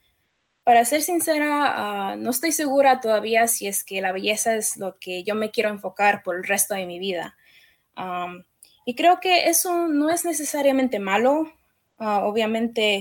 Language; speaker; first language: Spanish; early bilingual, heritage; Spanish